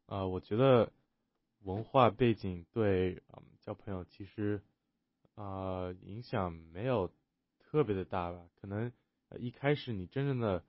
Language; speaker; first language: Chinese; early bilingual, heritage; Chinese